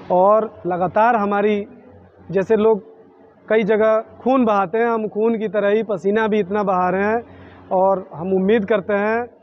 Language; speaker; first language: Hindi; native; Hindi